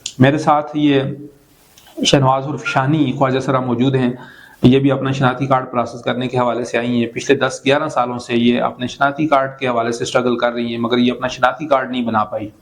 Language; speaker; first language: Urdu; non-native, local second language; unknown